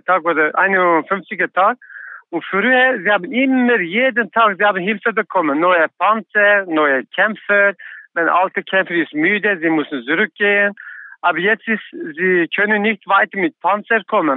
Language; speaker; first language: German; non-native, learner; Kurdish